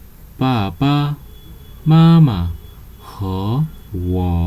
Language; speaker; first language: Chinese; non-native, fluent; Nepali